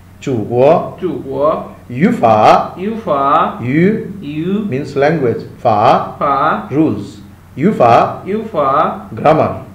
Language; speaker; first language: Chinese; non-native, fluent; Bangla